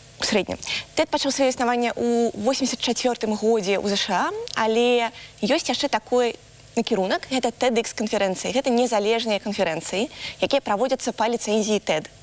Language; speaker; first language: Belarusian; non-native, local second language; Russian